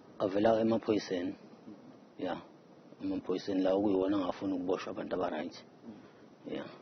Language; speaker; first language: Zulu; native; Zulu